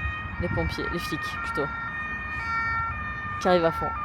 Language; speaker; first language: French; native; French